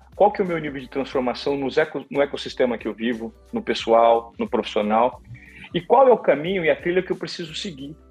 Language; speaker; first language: Portuguese; native; Portuguese